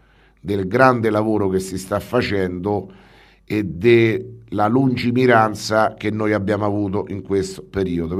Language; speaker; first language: Italian; native; Italian